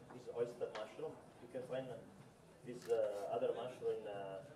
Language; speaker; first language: English; non-native, learner; Italian